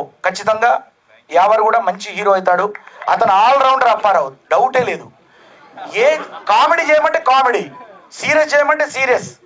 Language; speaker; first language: Telugu; native; Telugu